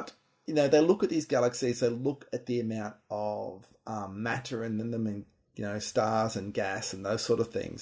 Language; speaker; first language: English; native; English